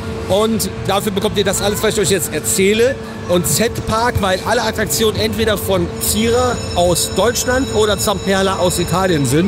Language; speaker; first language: German; native; German